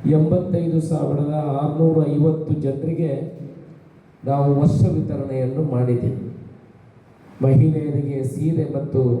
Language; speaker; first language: Kannada; non-native, local second language; Tulu